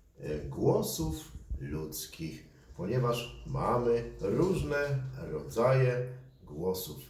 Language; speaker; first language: Polish; native; Polish